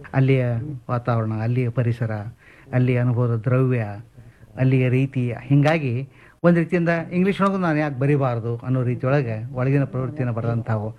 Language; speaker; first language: Kannada; native; Kannada